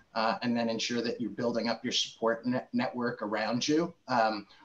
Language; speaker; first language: English; native; English